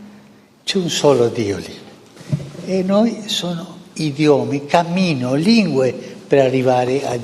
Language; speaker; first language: Italian; non-native, fluent; Spanish